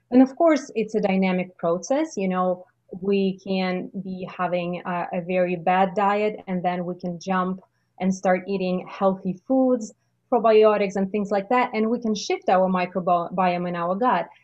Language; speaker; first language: English; non-native, fluent; Russian